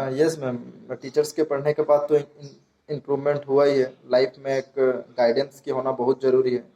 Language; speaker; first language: Hindi; native; Hindi